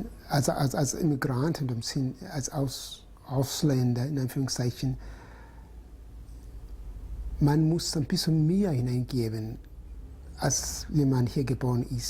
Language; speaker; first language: German; non-native, fluent; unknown